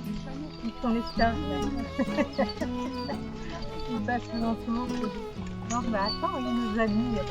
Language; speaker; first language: French; native; French